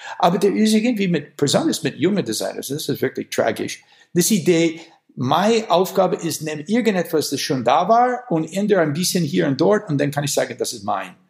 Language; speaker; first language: German; non-native, fluent; English